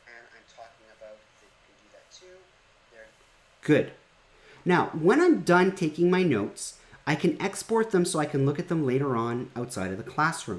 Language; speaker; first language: English; native; English